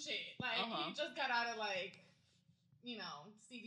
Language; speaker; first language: English; native; English